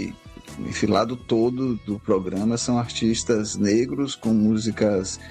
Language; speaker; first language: Portuguese; native; Portuguese